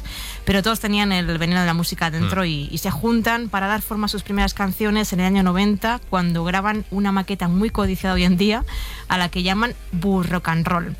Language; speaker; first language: Spanish; native; Spanish